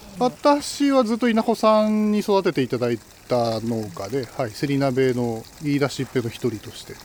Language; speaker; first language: Japanese; native; Japanese